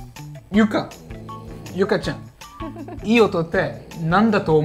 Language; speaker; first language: Japanese; non-native, fluent; Hungarian